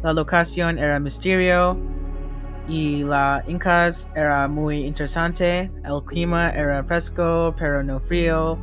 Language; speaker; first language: Spanish; non-native, learner; English